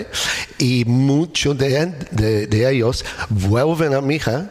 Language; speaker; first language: Spanish; non-native, learner; English